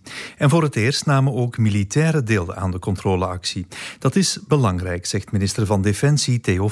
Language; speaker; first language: Dutch; native; Dutch